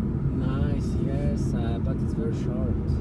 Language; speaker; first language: English; non-native, learner; Polish